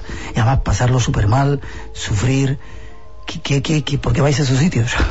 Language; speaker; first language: Spanish; native; Spanish